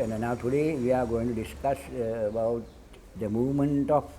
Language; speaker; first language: English; non-native, local second language; Sinhala